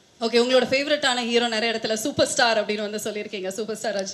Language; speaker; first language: Tamil; native; Tamil